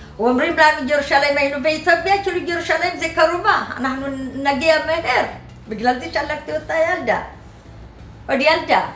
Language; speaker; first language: Hebrew; non-native, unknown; Amharic